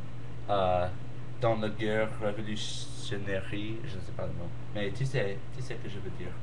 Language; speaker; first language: French; non-native, learner; English